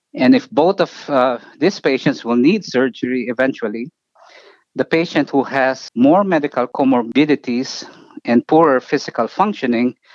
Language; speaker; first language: English; non-native, local second language; Filipino